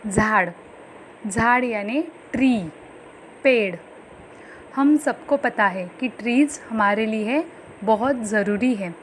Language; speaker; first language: Hindi; non-native, local second language; Marathi